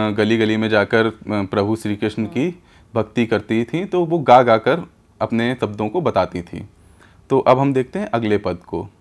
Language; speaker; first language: Hindi; native; Hindi